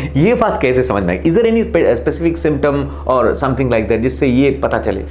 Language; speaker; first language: Hindi; non-native, local second language; Bangla